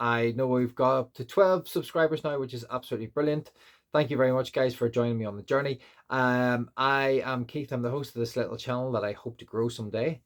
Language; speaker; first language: English; native; English